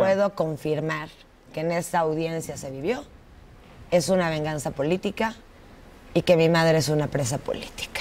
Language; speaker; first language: Spanish; native; Spanish